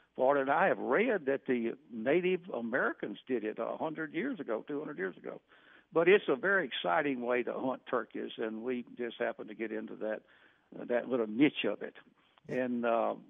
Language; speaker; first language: English; native; English